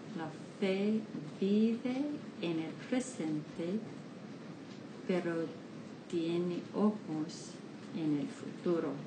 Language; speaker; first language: Spanish; non-native, learner; English